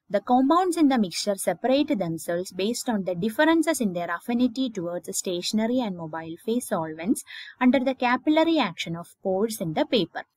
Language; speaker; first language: English; non-native, local second language; Malayalam